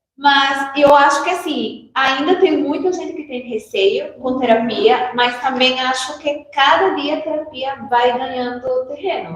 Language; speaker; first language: Portuguese; non-native, fluent; Spanish